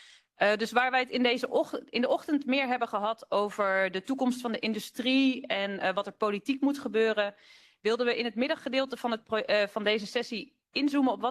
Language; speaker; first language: Dutch; native; Dutch